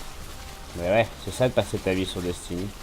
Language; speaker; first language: French; native; French